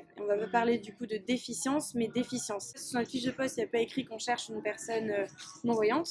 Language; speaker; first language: French; native; French